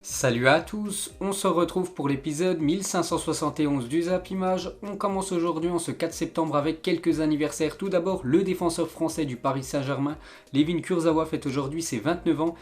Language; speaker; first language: French; native; French